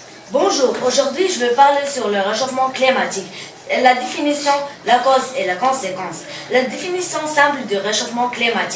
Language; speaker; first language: French; non-native, local second language; Arabic